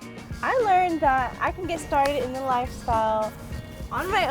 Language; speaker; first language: English; native; English